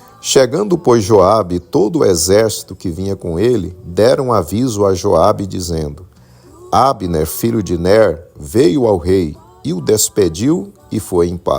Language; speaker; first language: Portuguese; native; Portuguese